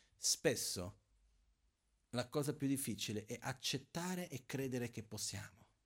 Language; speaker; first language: Italian; non-native, fluent; Portuguese